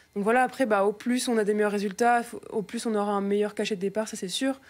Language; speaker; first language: French; native; French